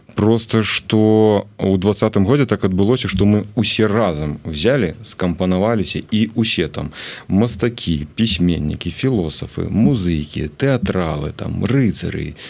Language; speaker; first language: Belarusian; non-native, local second language; Russian